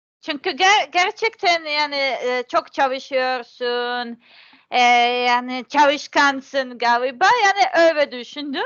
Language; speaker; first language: Turkish; non-native, learner; Serbian